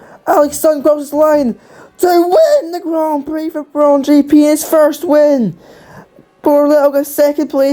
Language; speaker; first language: English; native; English